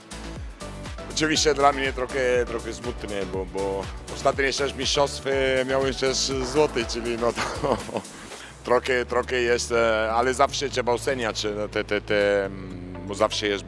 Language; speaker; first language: Polish; non-native, fluent; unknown